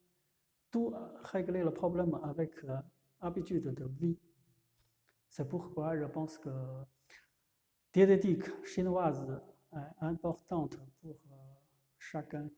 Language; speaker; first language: French; non-native, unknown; Chinese